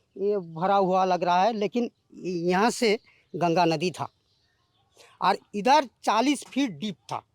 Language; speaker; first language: Hindi; non-native, local second language; Bangla